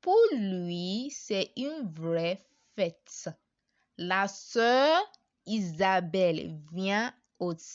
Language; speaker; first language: French; non-native, learner; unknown